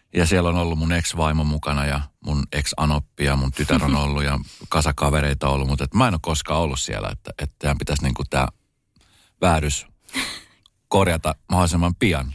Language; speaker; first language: Finnish; native; Finnish